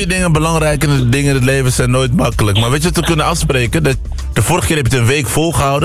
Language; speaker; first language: Dutch; native; Dutch